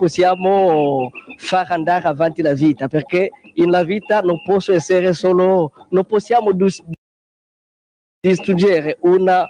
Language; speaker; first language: Italian; non-native, learner; Kongo